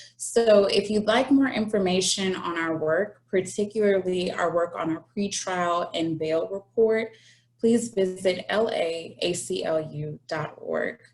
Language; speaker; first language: English; native; English